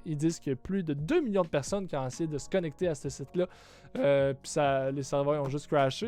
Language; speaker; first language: French; native; French